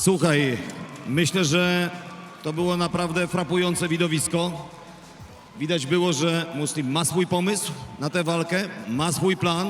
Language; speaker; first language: Polish; native; Polish